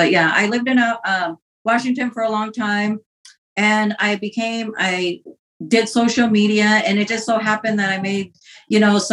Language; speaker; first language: English; native; English